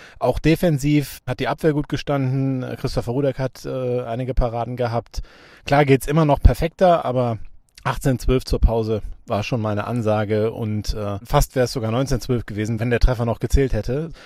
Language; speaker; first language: German; native; German